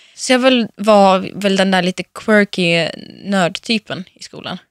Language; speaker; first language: Swedish; early bilingual, other home language; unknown